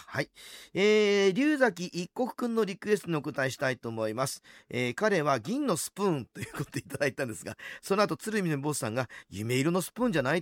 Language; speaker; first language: Japanese; native; Japanese